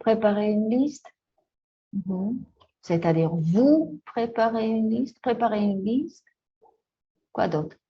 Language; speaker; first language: French; non-native, fluent; Spanish